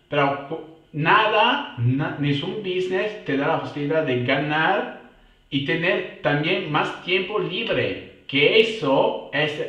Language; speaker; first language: Spanish; non-native, fluent; Italian